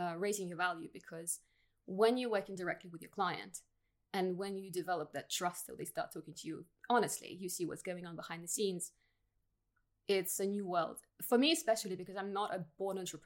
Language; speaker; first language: English; non-native, fluent; Russian